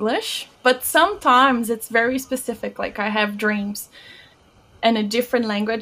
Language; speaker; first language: English; non-native, fluent; Bulgarian